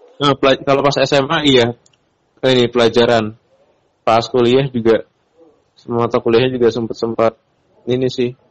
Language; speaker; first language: Indonesian; native; Indonesian